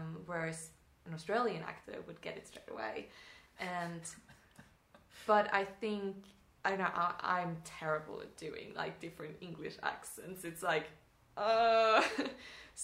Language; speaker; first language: English; non-native, fluent; Swedish